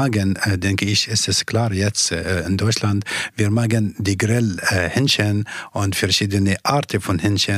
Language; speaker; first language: German; non-native, learner; Persian